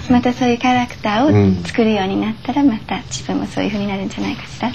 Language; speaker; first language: Japanese; native; Japanese